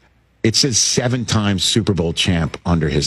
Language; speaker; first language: English; native; English